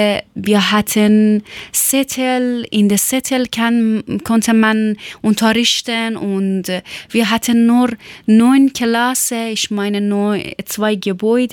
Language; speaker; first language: German; non-native, learner; Persian